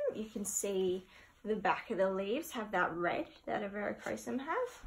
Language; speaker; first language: English; native; English